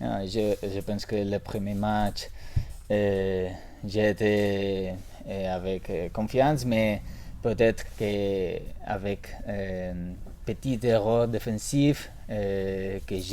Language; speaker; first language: French; non-native, learner; Spanish